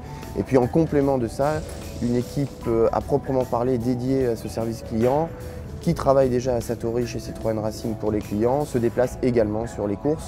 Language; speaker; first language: French; native; French